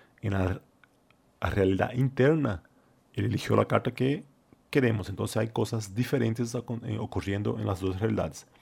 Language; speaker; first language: Spanish; non-native, fluent; Portuguese